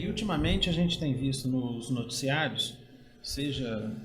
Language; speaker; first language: Portuguese; native; Portuguese